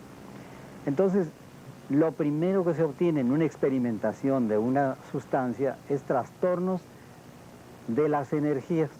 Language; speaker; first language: Spanish; native; Spanish